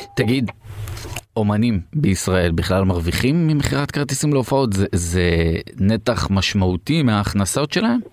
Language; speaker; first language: Hebrew; native; Hebrew